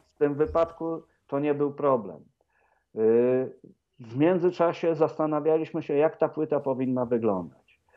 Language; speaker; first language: Polish; native; Polish